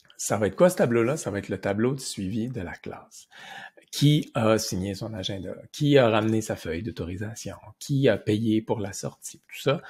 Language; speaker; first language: French; native; French